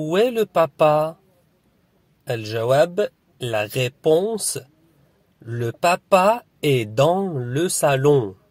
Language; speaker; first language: French; non-native, fluent; Arabic